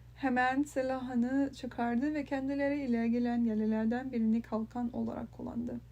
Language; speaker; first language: Turkish; non-native, learner; English